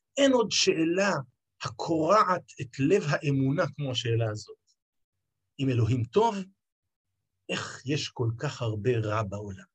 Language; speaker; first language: Hebrew; native; Hebrew